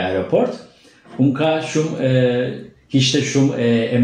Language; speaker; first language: Albanian; non-native, learner; Turkish